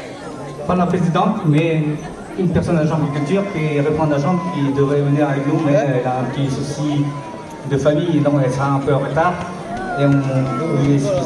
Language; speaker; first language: French; early bilingual, other home language; Hmong